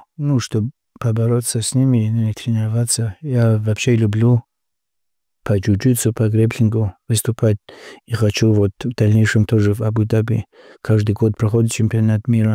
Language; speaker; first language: Russian; non-native, local second language; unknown